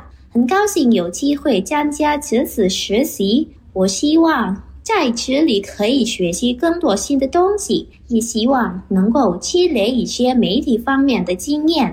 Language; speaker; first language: Chinese; non-native, fluent; Indonesian